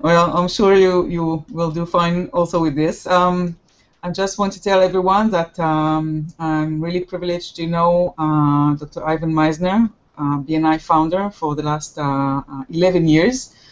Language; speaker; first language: English; non-native, fluent; Hebrew